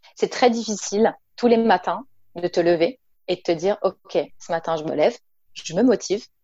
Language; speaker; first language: French; native; French